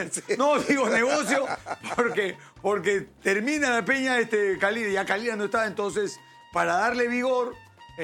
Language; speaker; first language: Spanish; native; Spanish